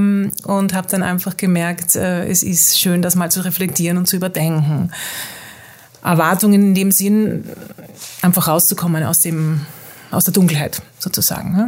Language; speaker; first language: German; early bilingual, heritage; German